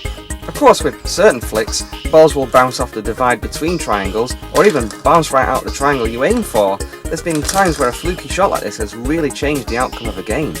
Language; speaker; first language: English; native; English